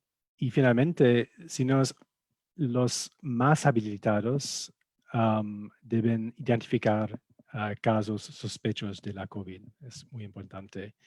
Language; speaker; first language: Spanish; non-native, fluent; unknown